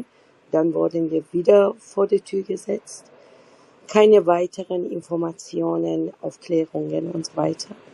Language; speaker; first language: German; non-native, fluent; Persian